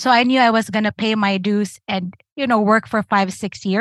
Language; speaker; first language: English; non-native, local second language; Cebuano